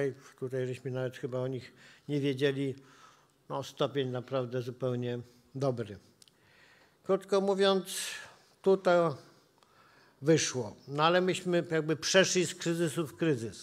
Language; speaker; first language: Polish; native; Polish